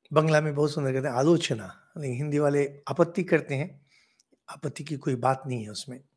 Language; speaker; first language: Hindi; non-native, local second language; Bangla